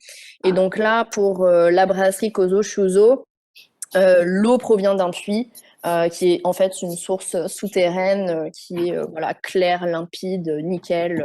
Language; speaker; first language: French; native; French